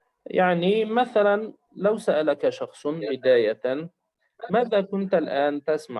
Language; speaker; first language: Arabic; native; Arabic